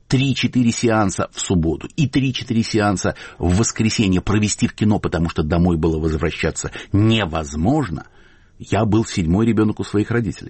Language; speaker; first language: Russian; native; Russian